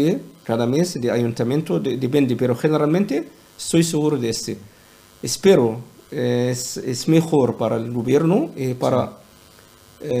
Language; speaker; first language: Spanish; non-native, learner; Arabic